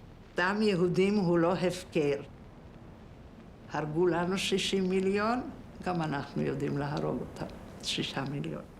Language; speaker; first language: Hebrew; non-native, fluent; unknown